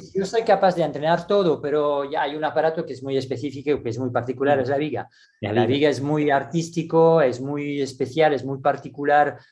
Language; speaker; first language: Spanish; non-native, fluent; French